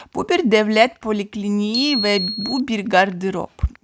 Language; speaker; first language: Turkish; non-native, fluent; Russian